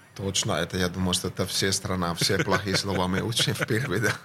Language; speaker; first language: Russian; non-native, fluent; Finnish